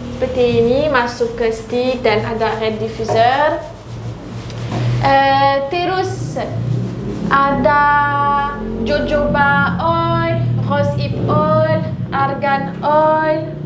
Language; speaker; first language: Indonesian; non-native, learner; French